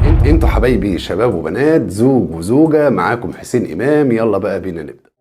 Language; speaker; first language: Arabic; native; Arabic